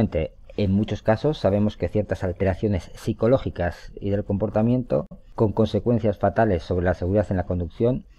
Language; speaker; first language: Spanish; native; Spanish